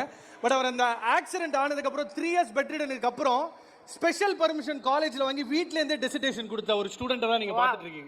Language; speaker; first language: Tamil; native; Tamil